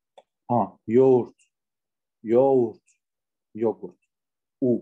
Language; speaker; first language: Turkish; non-native, fluent; Russian